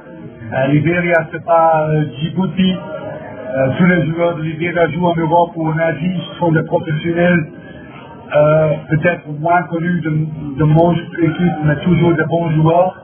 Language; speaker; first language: French; non-native, fluent; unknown